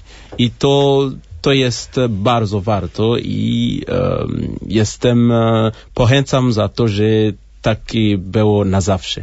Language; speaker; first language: Polish; non-native, learner; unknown